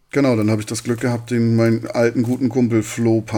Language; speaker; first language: German; native; German